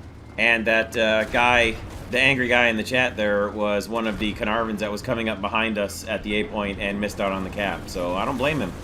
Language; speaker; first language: English; native; English